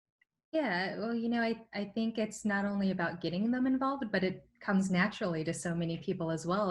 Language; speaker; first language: English; native; English